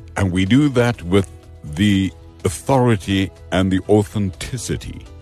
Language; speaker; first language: English; non-native, local second language; Afrikaans